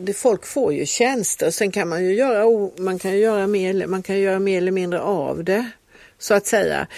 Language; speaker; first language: Swedish; native; Swedish